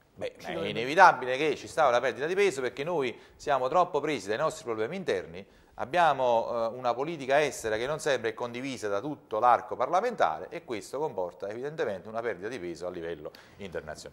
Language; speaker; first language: Italian; native; Italian